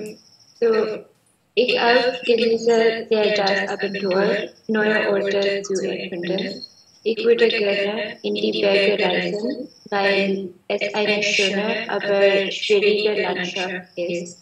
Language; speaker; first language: German; non-native, learner; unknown